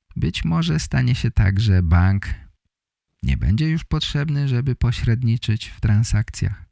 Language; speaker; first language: Polish; native; Polish